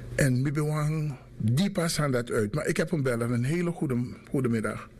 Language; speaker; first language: Dutch; native; Dutch